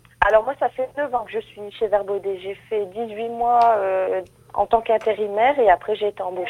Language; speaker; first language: French; native; French